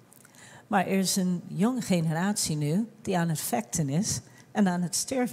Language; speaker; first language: Dutch; non-native, fluent; English